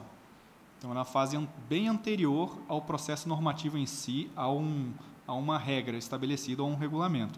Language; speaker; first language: Portuguese; native; Portuguese